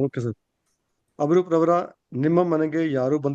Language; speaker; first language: Kannada; non-native, learner; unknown